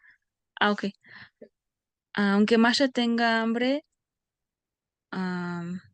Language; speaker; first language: Spanish; non-native, fluent; Russian